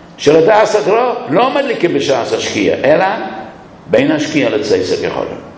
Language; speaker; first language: Hebrew; non-native, fluent; English